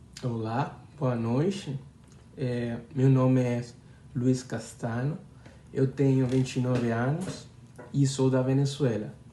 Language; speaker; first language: Portuguese; non-native, learner; Spanish